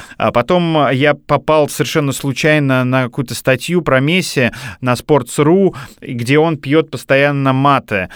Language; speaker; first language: Russian; native; Russian